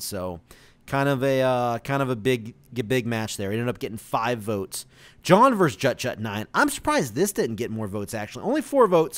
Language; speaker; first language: English; native; English